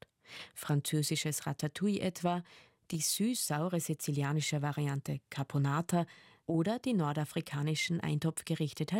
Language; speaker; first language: German; native; German